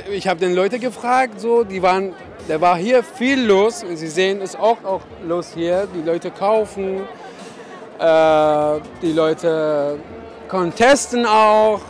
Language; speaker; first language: German; non-native, learner; Persian